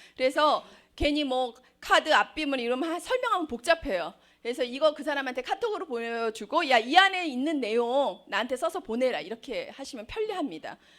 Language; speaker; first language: Korean; native; Korean